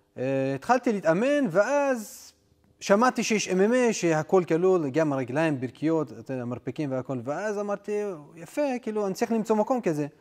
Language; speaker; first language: Hebrew; non-native, local second language; Adyghe